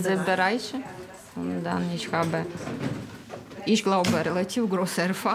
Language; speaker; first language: German; non-native, learner; Ukrainian